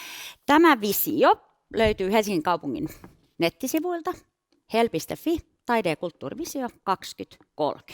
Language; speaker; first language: Finnish; native; Finnish